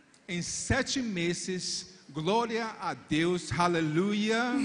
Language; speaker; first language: Portuguese; non-native, fluent; Spanish